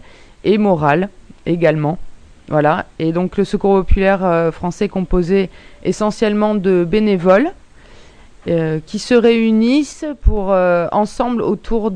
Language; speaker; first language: French; native; French